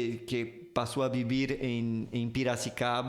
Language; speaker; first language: Spanish; non-native, fluent; Portuguese